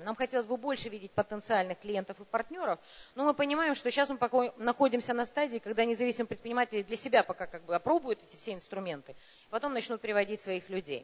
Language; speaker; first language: Russian; native; Russian